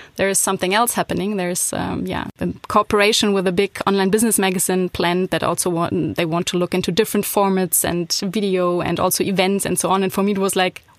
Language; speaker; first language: English; non-native, fluent; German